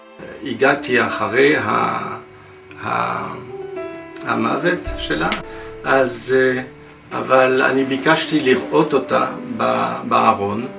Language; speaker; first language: Hebrew; non-native, fluent; French